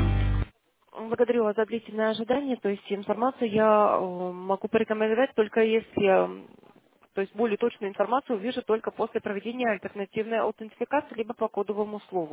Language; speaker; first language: Russian; native; Russian